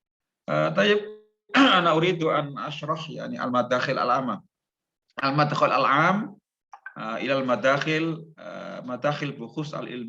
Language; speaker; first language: Arabic; non-native, fluent; Indonesian